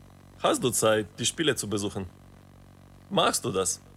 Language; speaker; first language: German; non-native, fluent; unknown